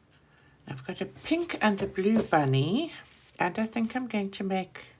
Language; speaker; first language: English; native; English